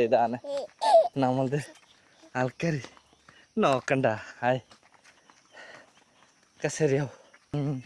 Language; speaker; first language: Malayalam; non-native, learner; Bangla